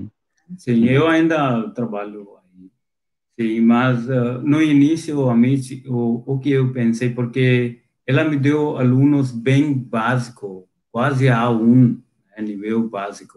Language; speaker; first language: Portuguese; non-native, local second language; Hindi